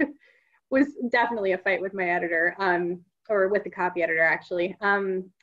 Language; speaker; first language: English; native; English